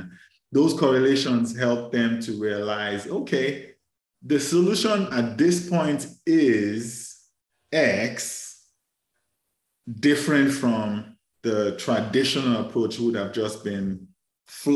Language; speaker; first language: English; non-native, local second language; Yoruba